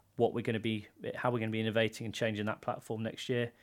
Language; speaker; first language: English; native; English